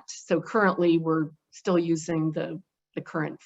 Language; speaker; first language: English; native; English